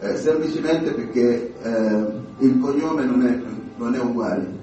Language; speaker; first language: Italian; non-native, learner; Swahili